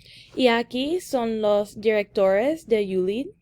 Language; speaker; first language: Spanish; early bilingual, heritage; English